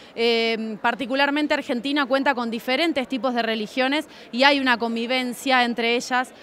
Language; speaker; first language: Spanish; native; Spanish